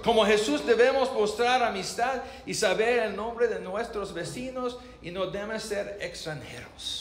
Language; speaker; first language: Spanish; non-native, learner; English